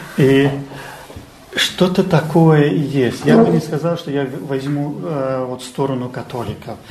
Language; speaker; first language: Russian; non-native, local second language; Armenian